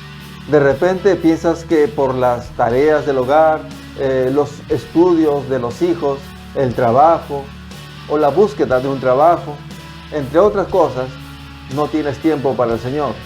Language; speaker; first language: Spanish; native; Spanish